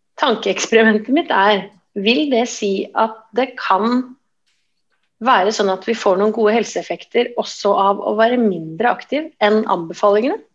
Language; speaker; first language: Norwegian; native; Norwegian